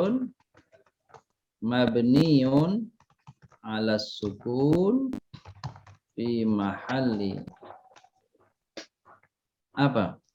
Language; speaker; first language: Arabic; non-native, fluent; Indonesian